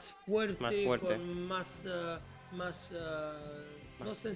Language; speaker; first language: Spanish; non-native, learner; French